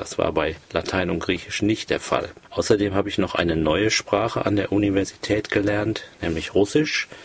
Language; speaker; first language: German; native; German